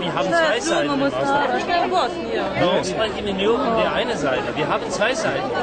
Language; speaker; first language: German; non-native, learner; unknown